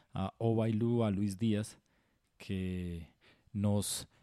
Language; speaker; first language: Spanish; native; Spanish